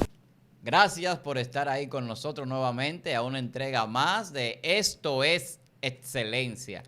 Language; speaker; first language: Spanish; native; Spanish